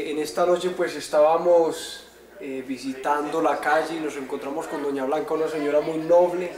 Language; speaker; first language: Spanish; native; Spanish